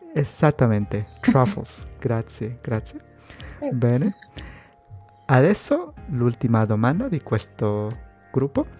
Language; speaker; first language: Italian; non-native, learner; Spanish